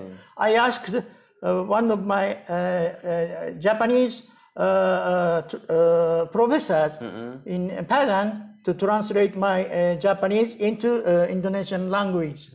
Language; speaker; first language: English; non-native, learner; Japanese